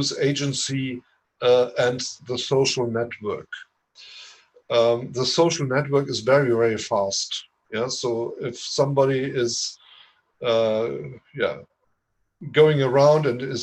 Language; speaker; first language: English; non-native, fluent; German